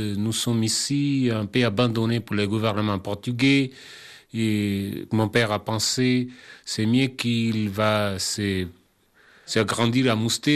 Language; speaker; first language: French; non-native, learner; Kabuverdianu